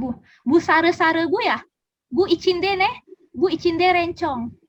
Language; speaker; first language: Turkish; non-native, learner; Indonesian